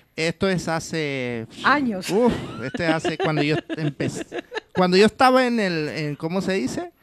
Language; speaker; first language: Spanish; early bilingual, heritage; English